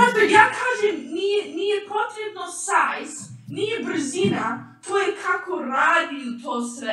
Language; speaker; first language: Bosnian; early bilingual, heritage; English